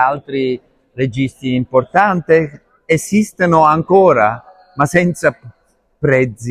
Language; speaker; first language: Italian; non-native, learner; Arabic